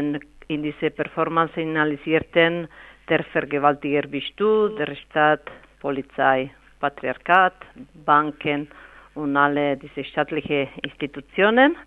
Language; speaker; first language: German; non-native, fluent; Spanish